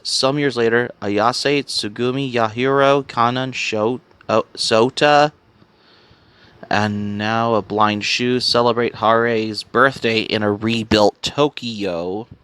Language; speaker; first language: English; native; English